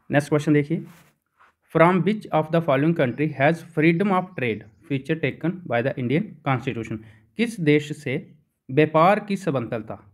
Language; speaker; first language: Hindi; native; Hindi